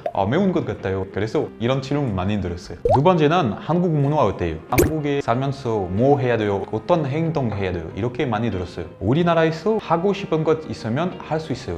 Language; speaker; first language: Korean; non-native, learner; French